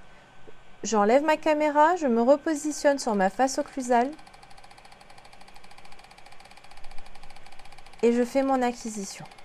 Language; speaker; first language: French; native; French